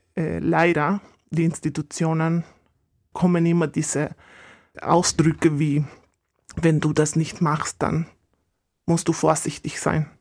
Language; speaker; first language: German; non-native, fluent; Spanish